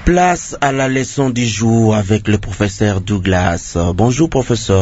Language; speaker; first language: French; non-native, local second language; Lingala